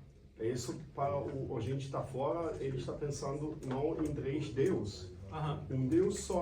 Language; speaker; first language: Portuguese; non-native, learner; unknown